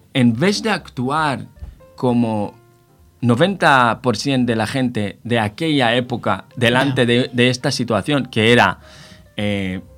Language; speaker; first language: Spanish; non-native, fluent; Hebrew